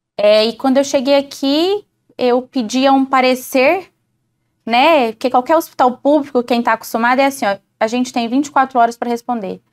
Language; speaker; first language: Portuguese; native; Portuguese